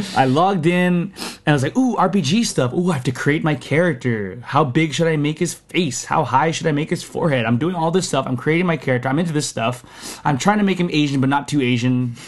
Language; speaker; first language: English; native; English